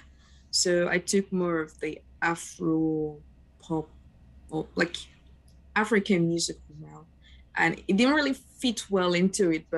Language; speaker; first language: English; non-native, local second language; Igbo